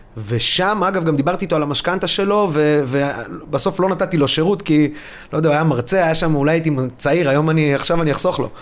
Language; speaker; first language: Hebrew; early bilingual, other home language; Russian